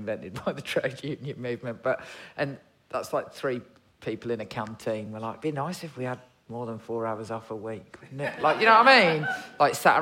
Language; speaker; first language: English; native; English